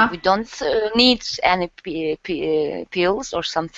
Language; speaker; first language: English; non-native, learner; Turkish